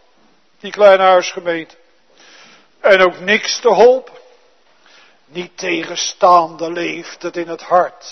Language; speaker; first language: Dutch; native; Dutch